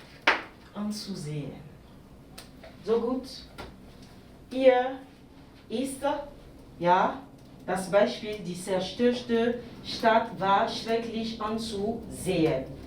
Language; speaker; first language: German; non-native, learner; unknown